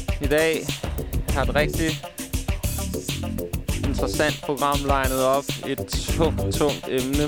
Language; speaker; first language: Danish; native; Danish